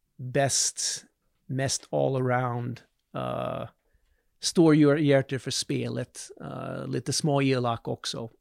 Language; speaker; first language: Swedish; non-native, fluent; English